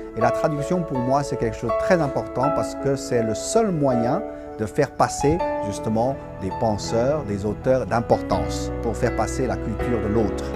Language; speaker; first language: French; non-native, fluent; Chinese